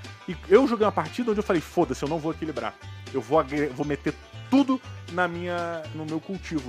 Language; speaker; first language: Portuguese; native; Portuguese